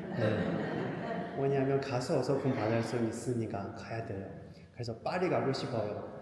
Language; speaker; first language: Korean; non-native, fluent; Chinese